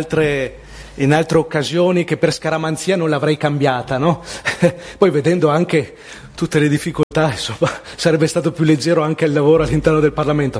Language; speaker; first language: Italian; native; Italian